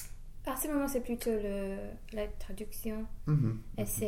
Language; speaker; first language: French; non-native, learner; English